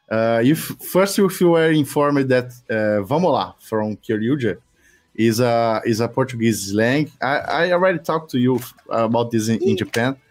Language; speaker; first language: English; non-native, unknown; Portuguese